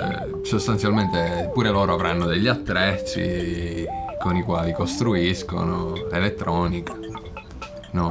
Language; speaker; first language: Italian; native; Italian